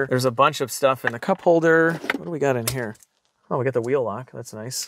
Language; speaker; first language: English; native; English